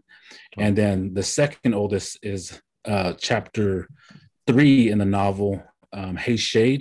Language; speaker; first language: English; early bilingual, other home language; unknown